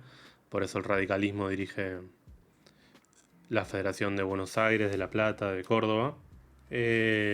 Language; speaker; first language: Spanish; native; Spanish